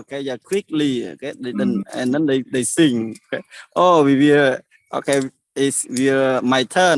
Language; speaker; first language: English; non-native, learner; Khmer